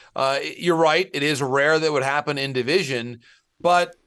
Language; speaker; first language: English; native; English